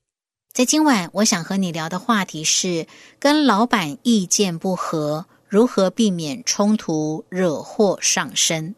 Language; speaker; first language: Chinese; native; Chinese